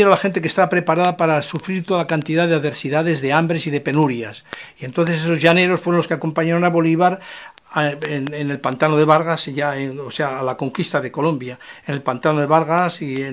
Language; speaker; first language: Spanish; native; Spanish